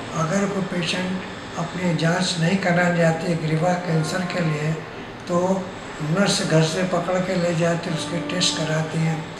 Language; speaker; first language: Hindi; native; Hindi